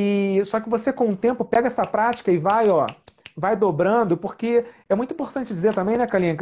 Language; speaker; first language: Portuguese; native; Portuguese